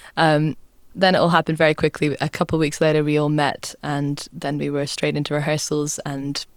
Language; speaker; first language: English; native; English